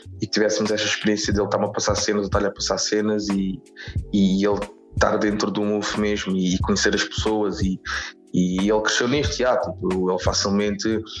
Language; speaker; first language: Portuguese; native; Portuguese